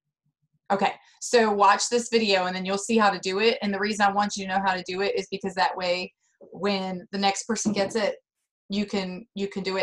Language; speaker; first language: English; native; English